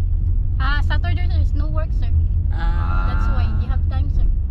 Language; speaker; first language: English; non-native, local second language; Cebuano